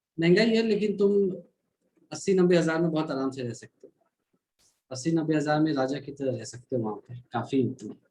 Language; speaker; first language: Hindi; native; Hindi